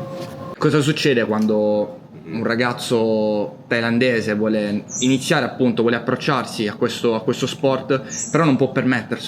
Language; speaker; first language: Italian; native; Italian